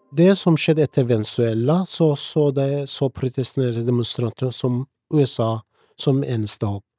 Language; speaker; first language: Norwegian; early bilingual, other home language; Persian